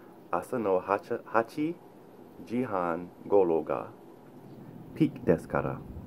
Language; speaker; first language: Japanese; non-native, learner; English